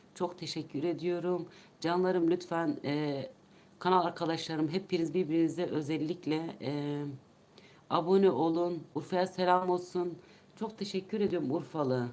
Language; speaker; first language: Turkish; non-native, local second language; Kurdish